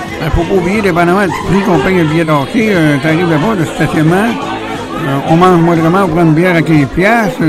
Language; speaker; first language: French; native; French